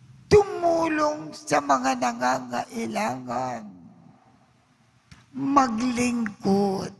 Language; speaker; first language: Filipino; native; Filipino